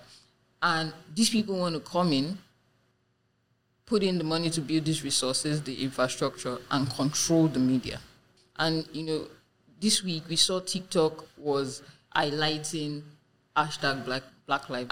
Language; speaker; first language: English; non-native, local second language; Yoruba